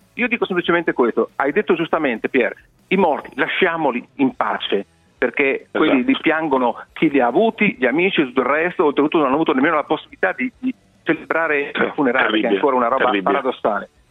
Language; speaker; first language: Italian; native; Italian